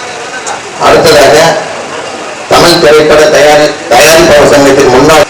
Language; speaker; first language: Tamil; native; Tamil